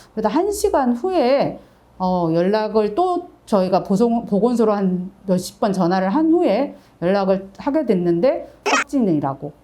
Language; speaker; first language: Korean; native; Korean